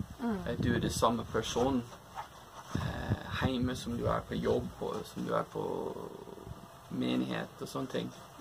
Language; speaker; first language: Norwegian; non-native, fluent; English